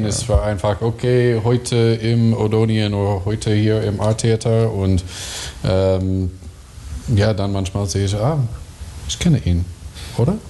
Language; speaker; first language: German; non-native, learner; English